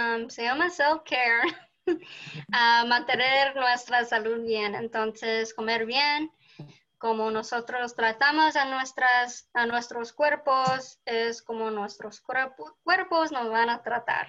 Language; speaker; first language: Spanish; early bilingual, heritage; Spanish